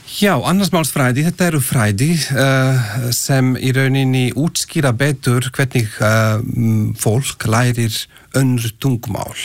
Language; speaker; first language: Icelandic; non-native, fluent; Slovak